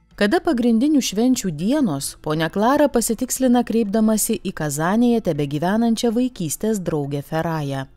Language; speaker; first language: Lithuanian; native; Lithuanian